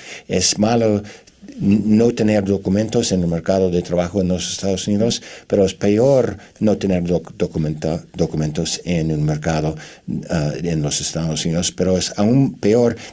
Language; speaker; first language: Spanish; non-native, fluent; English